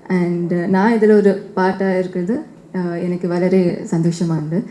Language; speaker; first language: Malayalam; non-native, learner; Tamil